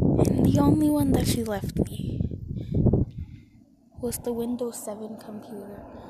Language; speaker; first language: English; early bilingual, other home language; Spanish